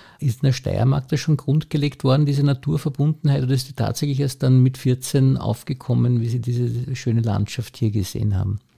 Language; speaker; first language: German; native; German